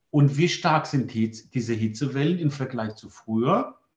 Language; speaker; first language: German; non-native, fluent; Greek